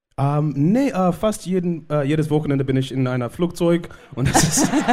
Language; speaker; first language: German; non-native, learner; Shona